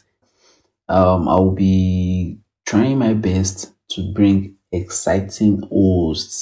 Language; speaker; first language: English; non-native, local second language; Yoruba